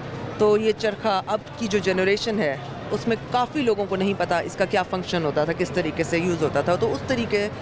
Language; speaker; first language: Hindi; native; Hindi